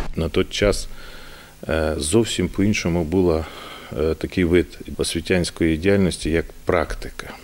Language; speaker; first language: Ukrainian; native; Ukrainian